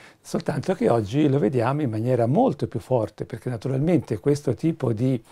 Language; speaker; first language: Italian; native; Italian